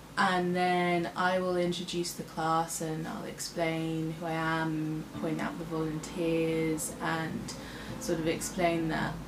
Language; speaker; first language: English; native; English